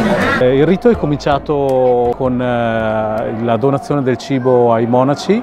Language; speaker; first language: Italian; early bilingual, other home language; Khmer